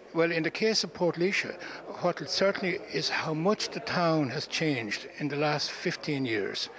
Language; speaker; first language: English; native; English